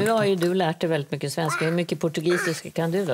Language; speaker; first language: Swedish; native; Swedish